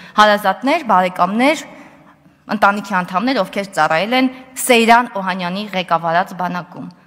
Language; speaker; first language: Armenian; native; Armenian